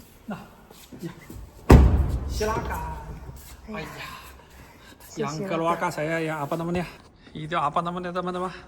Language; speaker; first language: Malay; non-native, fluent; Chinese